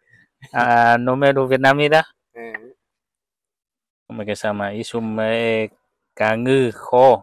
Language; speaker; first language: Portuguese; non-native, learner; Vietnamese